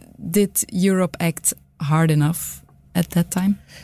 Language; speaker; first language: English; non-native, fluent; Dutch